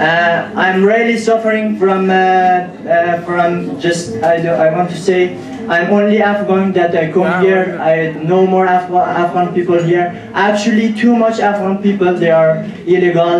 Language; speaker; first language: English; non-native, learner; Pashto